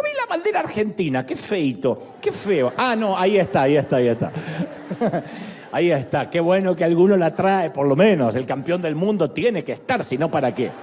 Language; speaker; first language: Spanish; native; Spanish